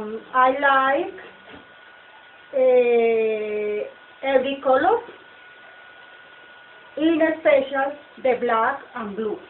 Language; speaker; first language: English; non-native, learner; Spanish